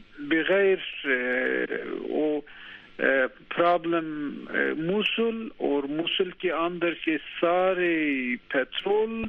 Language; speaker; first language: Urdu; non-native, learner; Turkish